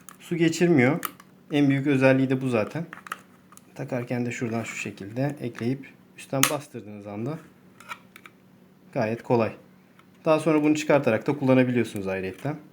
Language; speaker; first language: Turkish; native; Turkish